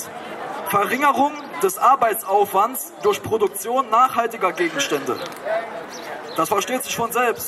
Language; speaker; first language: German; native; German